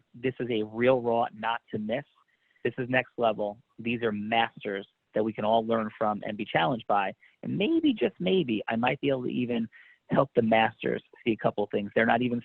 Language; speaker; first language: English; native; English